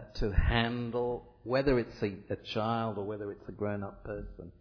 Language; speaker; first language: English; early bilingual, other home language; Italian